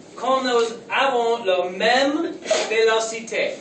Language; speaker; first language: French; non-native, learner; English